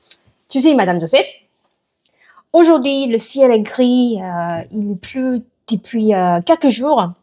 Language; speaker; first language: French; non-native, learner; Korean